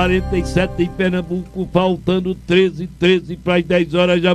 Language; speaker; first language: Portuguese; native; Portuguese